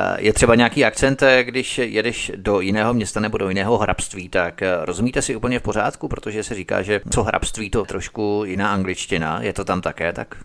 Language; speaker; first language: Czech; native; Czech